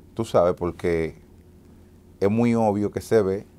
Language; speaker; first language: Spanish; native; Spanish